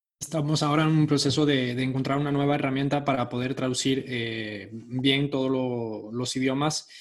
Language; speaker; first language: Spanish; early bilingual, heritage; Spanish